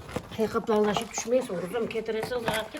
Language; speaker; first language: Turkish; native; Turkish